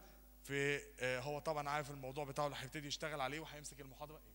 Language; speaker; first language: Arabic; native; Arabic